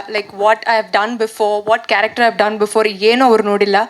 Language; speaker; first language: Kannada; non-native, fluent; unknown